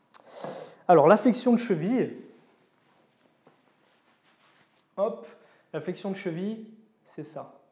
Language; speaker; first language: French; native; French